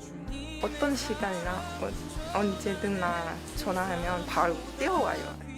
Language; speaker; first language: Korean; non-native, learner; Thai